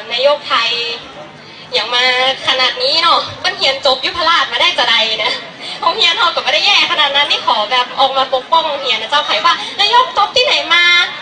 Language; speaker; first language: Thai; native; Thai